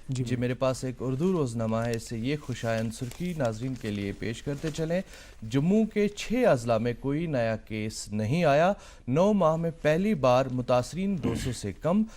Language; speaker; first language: Urdu; non-native, local second language; Kashmiri